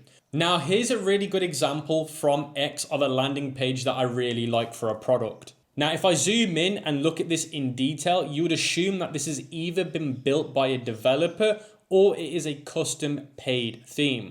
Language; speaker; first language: English; native; English